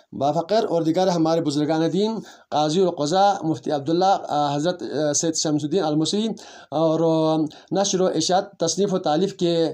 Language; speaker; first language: Urdu; non-native, local second language; Balti